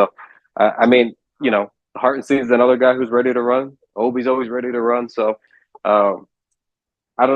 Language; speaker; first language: English; native; English